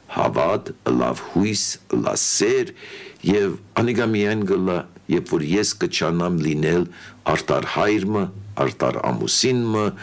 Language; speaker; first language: Armenian; early bilingual, heritage; Armenian